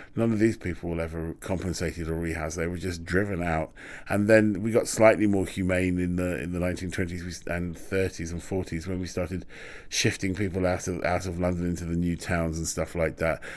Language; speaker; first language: English; native; English